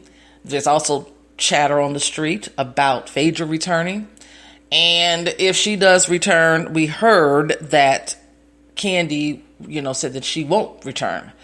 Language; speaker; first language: English; native; English